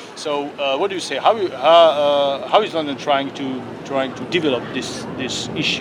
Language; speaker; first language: English; non-native, fluent; Slovak